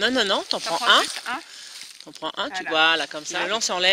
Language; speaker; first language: French; native; French